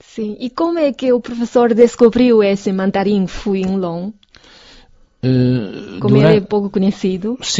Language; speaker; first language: Portuguese; non-native, fluent; Chinese